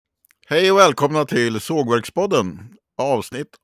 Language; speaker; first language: Swedish; native; Swedish